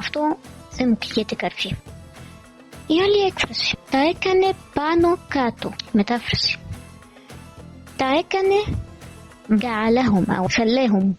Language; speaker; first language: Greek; non-native, fluent; Arabic